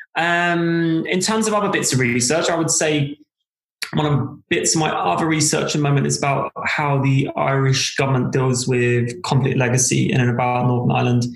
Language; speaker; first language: English; native; English